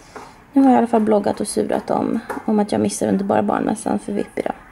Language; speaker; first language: Swedish; native; Swedish